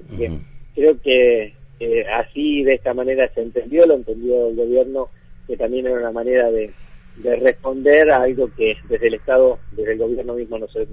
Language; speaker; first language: Spanish; native; Spanish